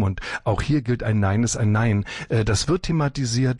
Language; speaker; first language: German; native; German